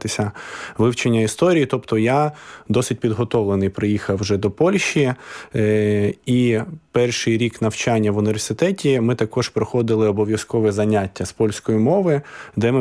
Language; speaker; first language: Ukrainian; native; Ukrainian